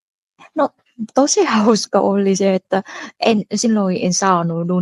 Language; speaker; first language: Finnish; non-native, fluent; Vietnamese